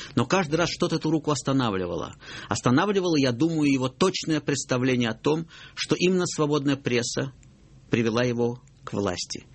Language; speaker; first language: Russian; native; Russian